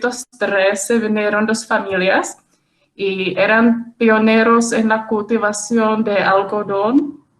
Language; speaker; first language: Spanish; non-native, fluent; Czech